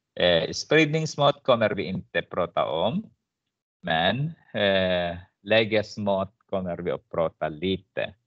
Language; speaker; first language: Swedish; non-native, fluent; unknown